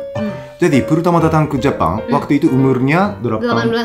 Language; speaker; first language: Indonesian; non-native, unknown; Japanese